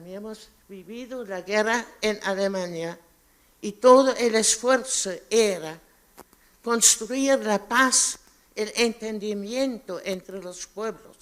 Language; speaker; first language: Spanish; non-native, fluent; German